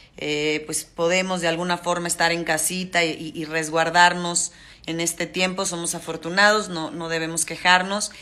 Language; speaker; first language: Spanish; native; Spanish